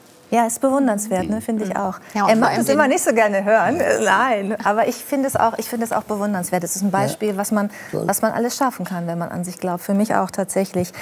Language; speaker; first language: German; native; German